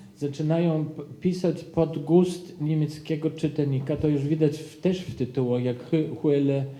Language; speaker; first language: Polish; non-native, fluent; German